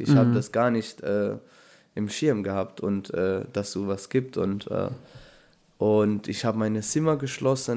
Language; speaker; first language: German; non-native, fluent; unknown